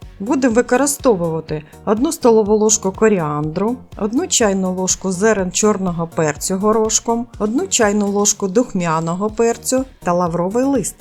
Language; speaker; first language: Ukrainian; native; Ukrainian